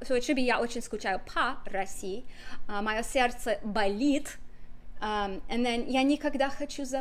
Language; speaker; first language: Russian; non-native, fluent; English